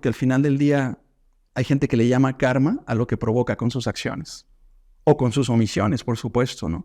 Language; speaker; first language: Spanish; native; Spanish